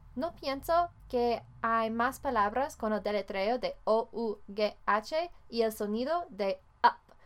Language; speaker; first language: Spanish; non-native, fluent; English